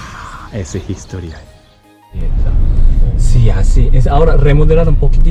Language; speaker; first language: Spanish; non-native, learner; Japanese